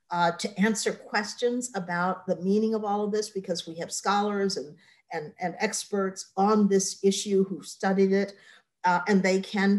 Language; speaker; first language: English; native; English